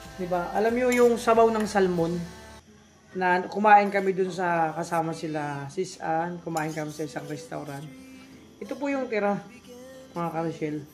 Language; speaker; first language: Filipino; non-native, local second language; Cebuano